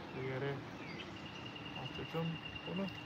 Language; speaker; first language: Turkish; non-native, learner; English